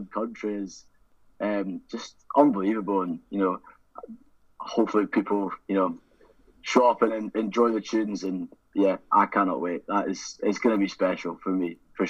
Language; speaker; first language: English; native; English